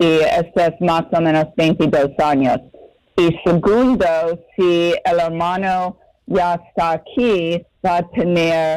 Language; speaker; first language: Spanish; non-native, fluent; English